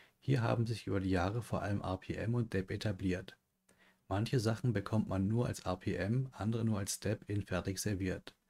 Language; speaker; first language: German; native; German